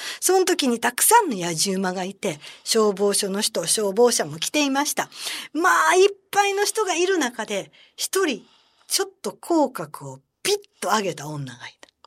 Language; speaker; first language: Japanese; native; Japanese